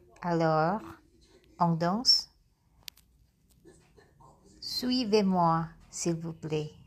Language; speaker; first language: French; non-native, learner; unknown